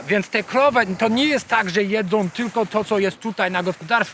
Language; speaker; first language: Polish; non-native, learner; English